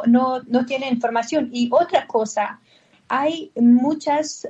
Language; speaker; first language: Spanish; non-native, learner; Persian